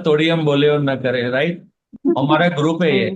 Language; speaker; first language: Hindi; native; Hindi